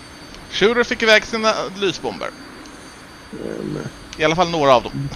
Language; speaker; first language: Swedish; native; Swedish